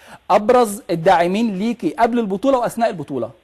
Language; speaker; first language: Arabic; native; Arabic